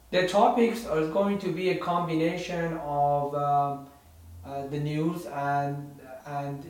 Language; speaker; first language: English; non-native, fluent; Persian